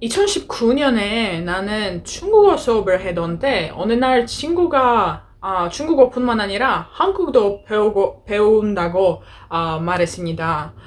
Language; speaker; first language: Korean; non-native, learner; Greek